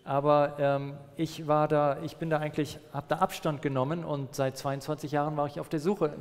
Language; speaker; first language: German; non-native, fluent; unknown